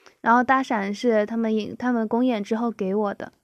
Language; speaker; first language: Chinese; native; Chinese